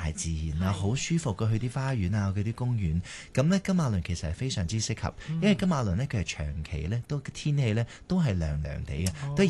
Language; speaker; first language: Cantonese; early bilingual, heritage; Cantonese